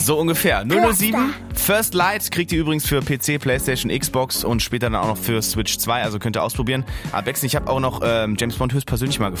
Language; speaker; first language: German; native; German